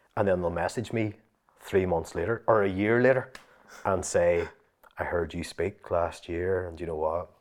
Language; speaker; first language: English; native; English